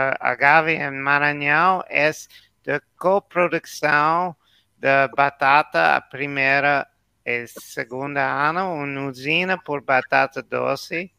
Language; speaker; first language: Portuguese; non-native, learner; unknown